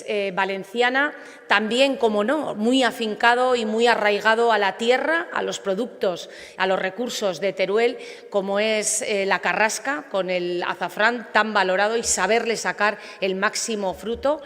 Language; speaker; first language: Spanish; native; Spanish